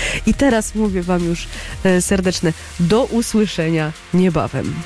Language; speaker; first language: Polish; native; Polish